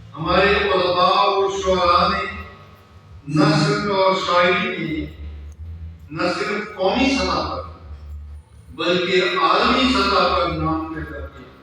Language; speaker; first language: Urdu; non-native, local second language; Punjabi